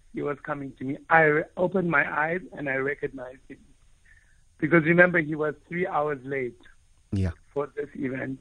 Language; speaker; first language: English; non-native, local second language; Afrikaans